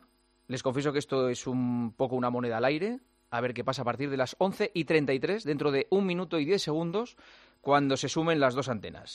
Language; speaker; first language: Spanish; native; Spanish